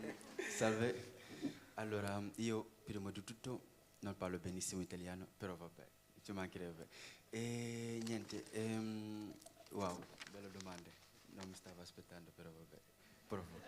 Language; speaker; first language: Italian; non-native, learner; Wolof